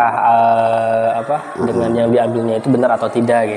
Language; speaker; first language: Indonesian; native; Indonesian